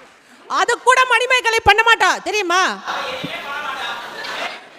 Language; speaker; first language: Tamil; native; Tamil